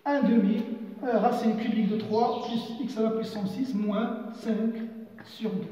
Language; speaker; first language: French; non-native, local second language; Arabic